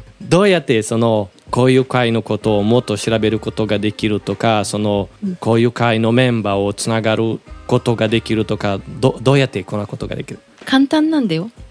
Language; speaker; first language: Japanese; non-native, learner; Portuguese